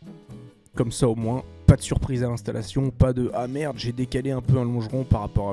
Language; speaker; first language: French; native; French